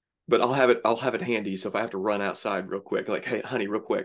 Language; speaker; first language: English; native; English